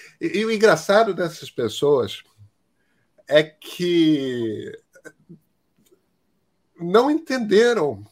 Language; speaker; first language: Portuguese; native; Portuguese